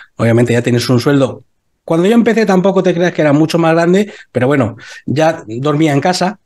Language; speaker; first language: Spanish; native; Spanish